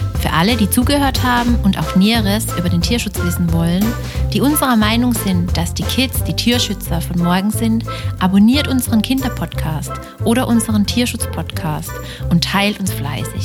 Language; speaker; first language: German; native; German